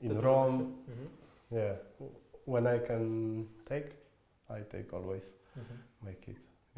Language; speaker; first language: English; non-native, fluent; Polish